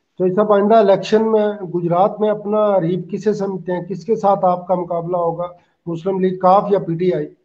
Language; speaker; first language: Urdu; non-native, local second language; Punjabi